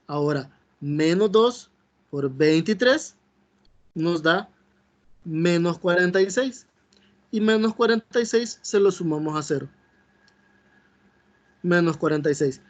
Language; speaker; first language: Spanish; native; Spanish